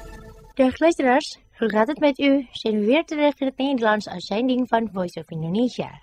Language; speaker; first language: Dutch; non-native, fluent; Indonesian